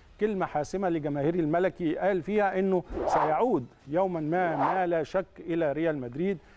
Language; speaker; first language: Arabic; native; Arabic